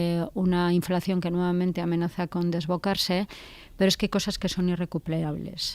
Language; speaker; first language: Spanish; native; Spanish